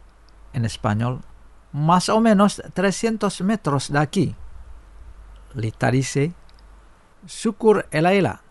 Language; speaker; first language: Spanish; non-native, fluent; Indonesian